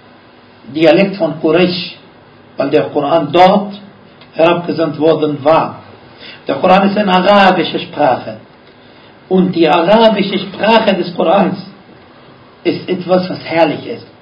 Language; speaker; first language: German; non-native, fluent; Arabic